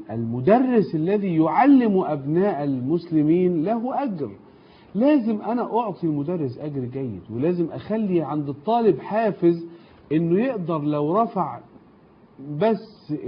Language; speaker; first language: Arabic; native; Arabic